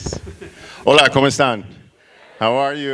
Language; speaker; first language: Spanish; non-native, learner; English